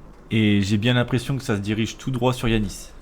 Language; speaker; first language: French; native; French